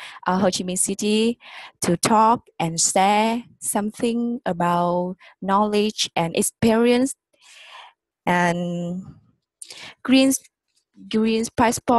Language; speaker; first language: English; non-native, learner; Vietnamese